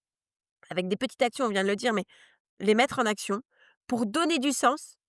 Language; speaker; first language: French; native; French